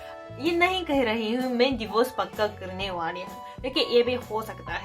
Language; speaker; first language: Hindi; non-native, fluent; Japanese